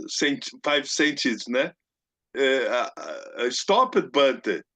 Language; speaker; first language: English; non-native, learner; Portuguese